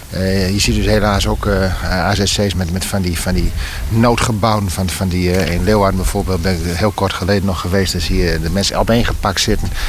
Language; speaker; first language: Dutch; native; Dutch